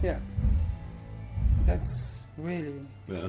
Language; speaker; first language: English; non-native, learner; German